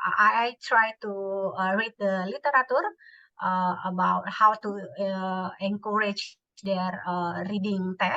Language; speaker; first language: English; non-native, learner; Indonesian